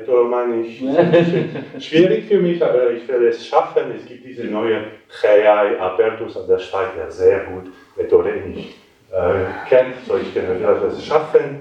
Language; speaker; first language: German; non-native, local second language; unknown